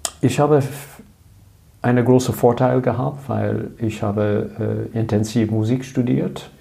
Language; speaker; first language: German; non-native, learner; English